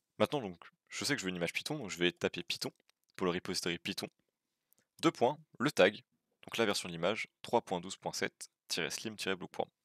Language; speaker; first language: French; native; French